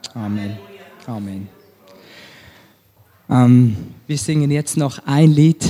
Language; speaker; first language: German; native; German